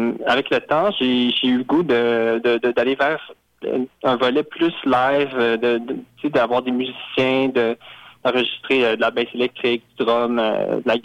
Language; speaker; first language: French; native; French